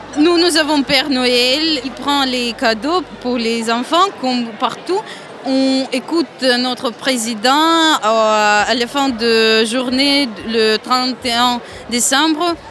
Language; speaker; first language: French; non-native, learner; Russian